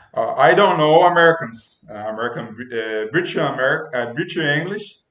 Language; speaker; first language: English; non-native, learner; Portuguese